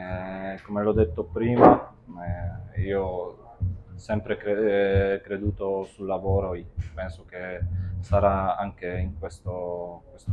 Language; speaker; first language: Italian; non-native, fluent; Polish